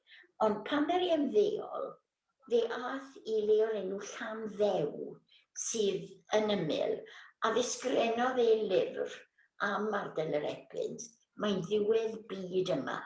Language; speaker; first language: Welsh; native; Welsh